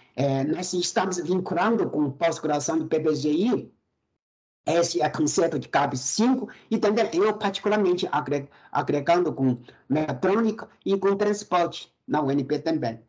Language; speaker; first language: Portuguese; non-native, fluent; Chinese